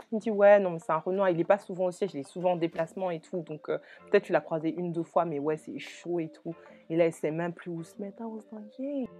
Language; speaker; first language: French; native; French